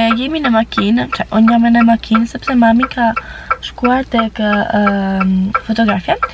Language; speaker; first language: Albanian; early bilingual, heritage; Albanian